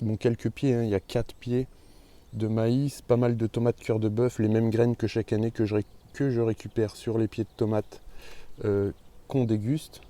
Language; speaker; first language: French; native; French